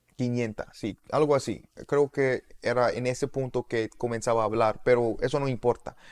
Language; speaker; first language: Spanish; non-native, learner; English